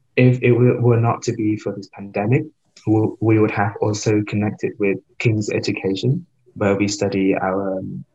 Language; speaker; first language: English; non-native, fluent; Vietnamese